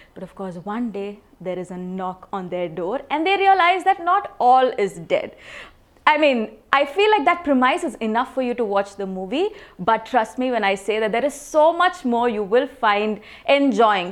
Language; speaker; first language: English; non-native, local second language; Tamil